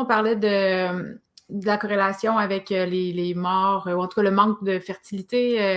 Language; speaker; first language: French; native; French